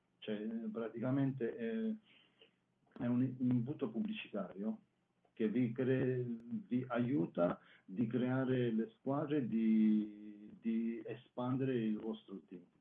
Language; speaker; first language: Italian; non-native, fluent; Armenian